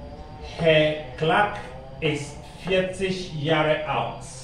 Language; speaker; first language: German; non-native, learner; Akan